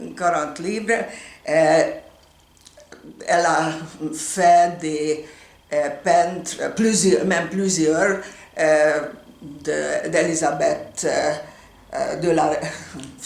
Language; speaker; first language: French; non-native, fluent; Hungarian